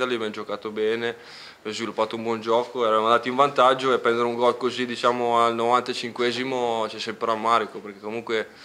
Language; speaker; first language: Italian; native; Italian